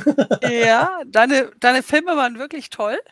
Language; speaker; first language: German; native; German